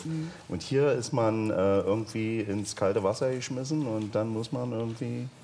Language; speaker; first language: German; native; German